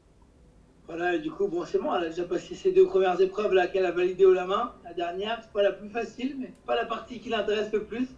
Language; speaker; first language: French; native; French